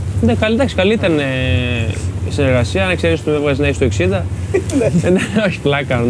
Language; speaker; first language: Greek; native; Greek